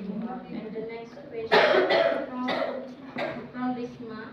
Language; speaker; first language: English; non-native, learner; Indonesian